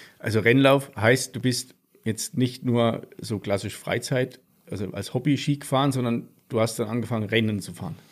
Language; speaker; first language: German; native; German